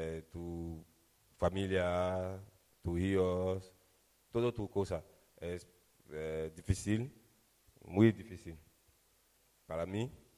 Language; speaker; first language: Spanish; non-native, learner; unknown